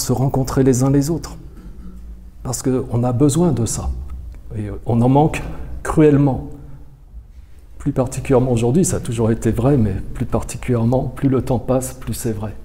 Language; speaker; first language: French; native; French